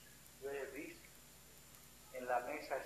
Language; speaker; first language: Spanish; non-native, fluent; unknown